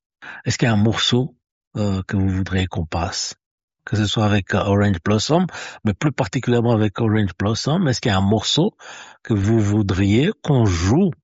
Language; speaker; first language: French; native; French